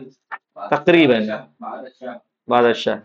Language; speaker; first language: Arabic; non-native, fluent; Urdu